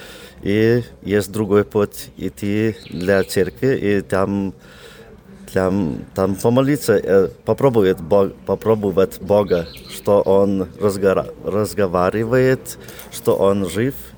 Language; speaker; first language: Russian; non-native, learner; Lithuanian